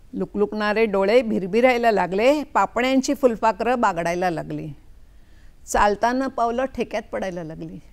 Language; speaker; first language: Marathi; non-native, local second language; Kannada